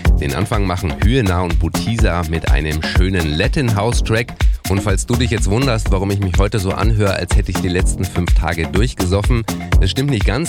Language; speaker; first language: German; native; German